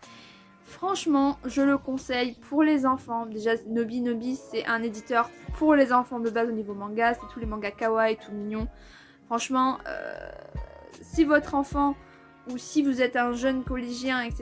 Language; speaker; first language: French; native; French